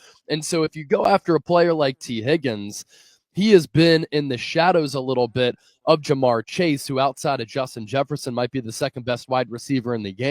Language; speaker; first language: English; native; English